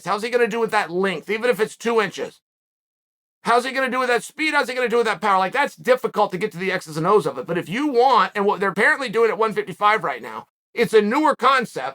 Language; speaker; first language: English; native; English